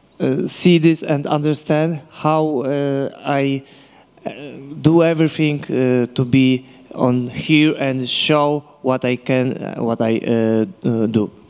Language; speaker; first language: English; non-native, learner; Polish